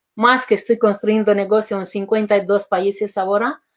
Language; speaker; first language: Spanish; non-native, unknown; Romanian